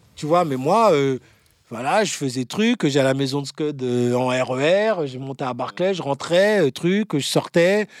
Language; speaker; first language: French; native; French